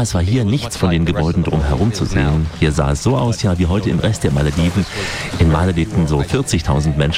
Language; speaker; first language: German; native; German